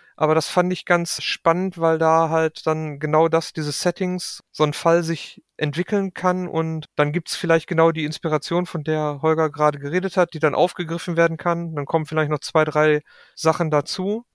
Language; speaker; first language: German; native; German